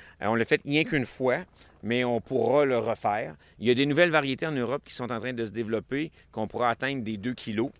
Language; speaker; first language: French; native; French